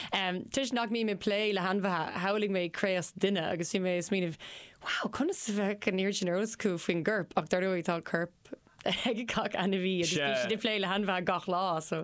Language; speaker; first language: Irish; non-native, local second language; English